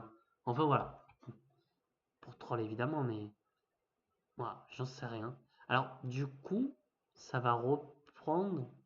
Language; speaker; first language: French; native; French